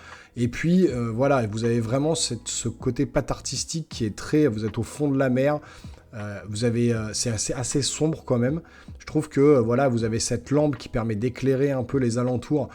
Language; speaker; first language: French; native; French